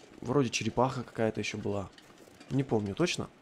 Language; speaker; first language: Russian; native; Russian